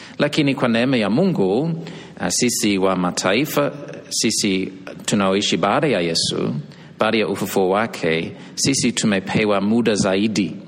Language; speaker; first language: Swahili; non-native, fluent; English